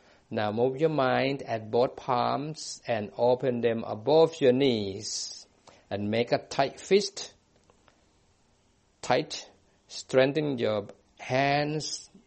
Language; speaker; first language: English; non-native, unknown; Thai